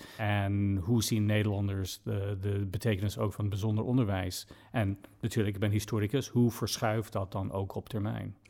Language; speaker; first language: Dutch; non-native, fluent; English